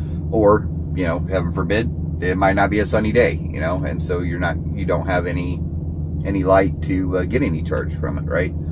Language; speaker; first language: English; native; English